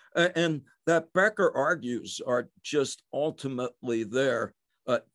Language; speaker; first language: English; native; English